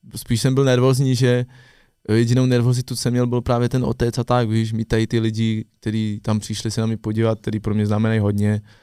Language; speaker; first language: Czech; non-native, fluent; French